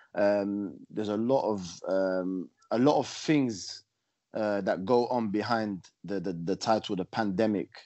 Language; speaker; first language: English; native; English